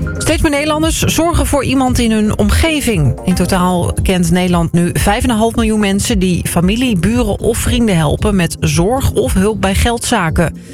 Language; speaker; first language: Dutch; native; Dutch